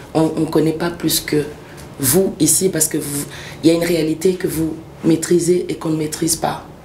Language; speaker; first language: French; early bilingual, other home language; Swahili